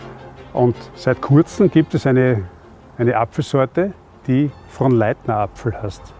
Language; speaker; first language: German; native; German